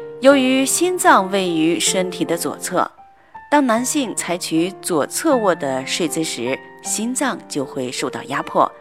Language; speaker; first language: Chinese; native; Chinese